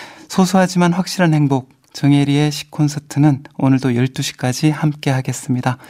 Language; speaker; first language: Korean; native; Korean